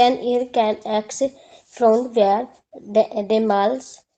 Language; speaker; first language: German; non-native, learner; Hindi